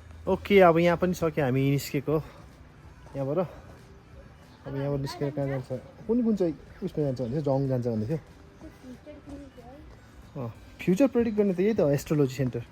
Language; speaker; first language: Nepali; non-native, local second language; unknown